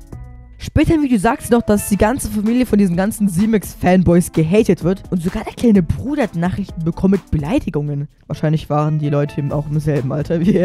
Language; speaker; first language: German; native; German